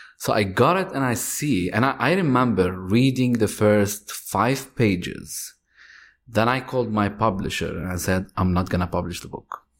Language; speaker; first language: English; non-native, fluent; Arabic